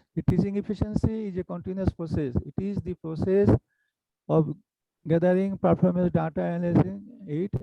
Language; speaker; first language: English; non-native, local second language; Bangla